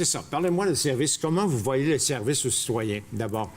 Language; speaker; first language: French; native; French